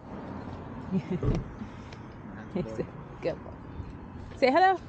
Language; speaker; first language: English; non-native, fluent; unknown